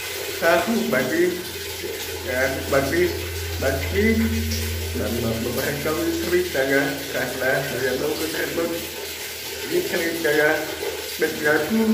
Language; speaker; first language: Indonesian; non-native, learner; Vietnamese